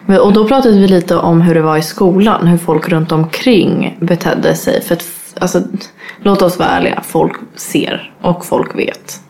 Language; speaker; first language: Swedish; native; Swedish